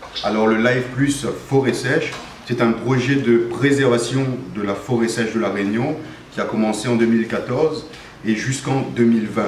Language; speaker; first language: French; native; French